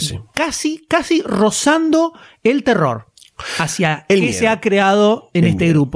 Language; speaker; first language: Spanish; native; Spanish